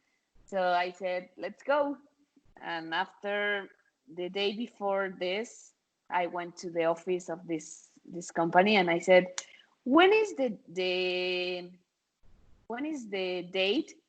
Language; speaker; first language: English; non-native, fluent; Spanish